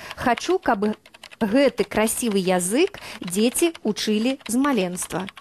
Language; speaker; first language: Belarusian; native; Belarusian